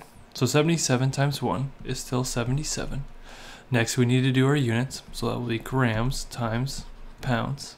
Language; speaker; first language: English; native; English